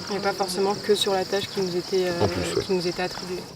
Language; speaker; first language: French; native; French